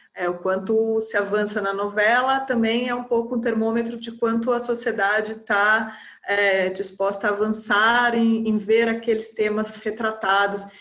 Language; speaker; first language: Portuguese; native; Portuguese